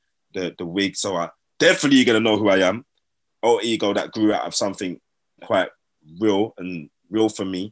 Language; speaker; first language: English; native; English